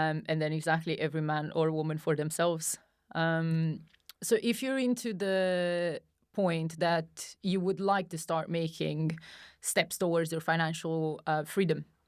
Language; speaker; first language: English; non-native, fluent; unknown